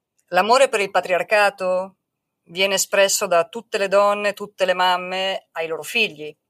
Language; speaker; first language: Italian; native; Italian